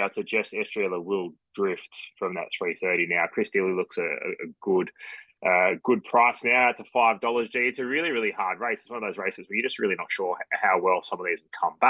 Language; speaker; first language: English; native; English